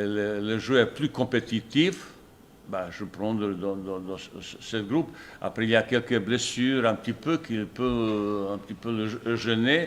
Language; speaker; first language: French; non-native, fluent; Bosnian